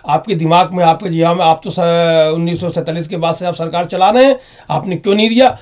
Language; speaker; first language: Hindi; native; Hindi